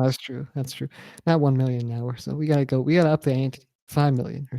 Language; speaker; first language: English; native; English